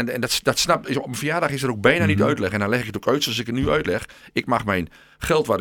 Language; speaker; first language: Dutch; native; Dutch